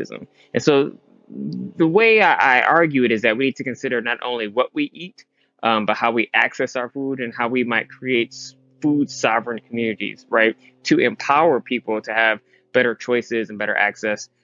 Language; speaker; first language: English; native; English